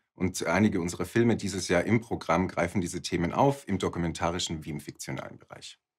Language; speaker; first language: German; native; German